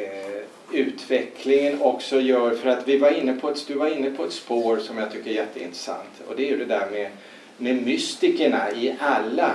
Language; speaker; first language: Swedish; native; Swedish